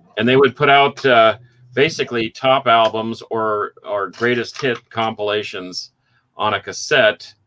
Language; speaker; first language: English; native; English